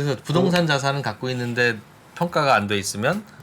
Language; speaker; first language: Korean; native; Korean